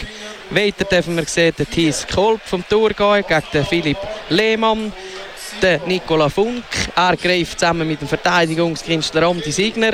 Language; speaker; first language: German; native; German